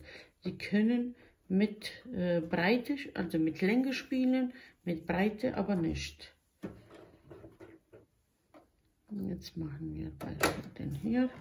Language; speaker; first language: German; non-native, local second language; Bosnian